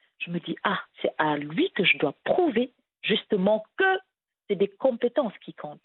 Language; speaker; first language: French; non-native, local second language; Wolof